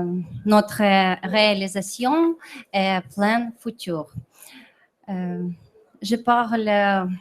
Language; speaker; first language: French; non-native, learner; Ukrainian